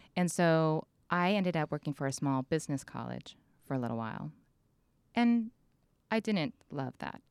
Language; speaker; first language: English; native; English